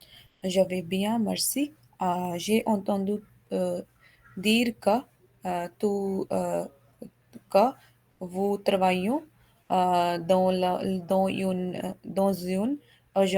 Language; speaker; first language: French; non-native, learner; Hindi